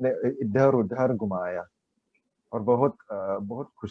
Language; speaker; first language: Hindi; non-native, learner; Chinese